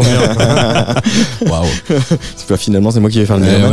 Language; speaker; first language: French; native; French